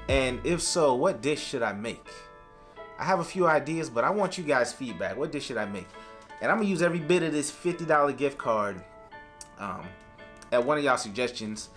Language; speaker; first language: English; native; English